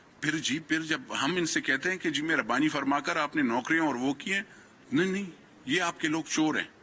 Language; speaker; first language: Urdu; non-native, local second language; Pashto